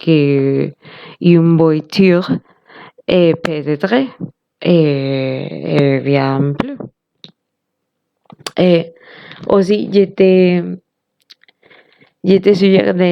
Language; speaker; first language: French; non-native, learner; Spanish